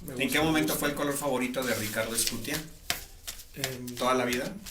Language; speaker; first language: Spanish; native; Spanish